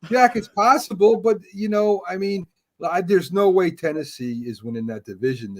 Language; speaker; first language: English; native; English